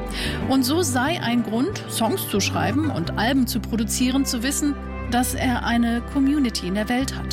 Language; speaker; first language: German; native; German